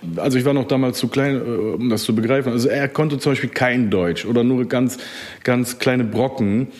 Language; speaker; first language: German; early bilingual, other home language; Turkish